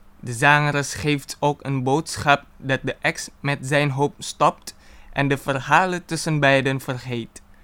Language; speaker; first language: Dutch; non-native, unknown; Indonesian